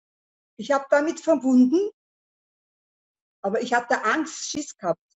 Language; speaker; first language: German; non-native, learner; Turkish